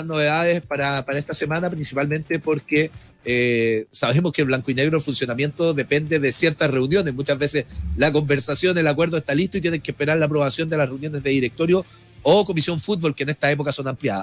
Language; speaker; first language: Spanish; native; Spanish